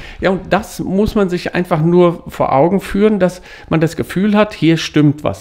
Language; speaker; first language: German; native; German